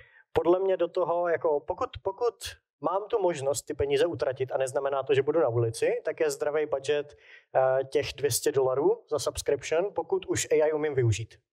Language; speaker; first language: Czech; native; Czech